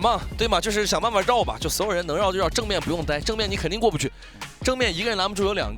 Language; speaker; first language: Chinese; native; Chinese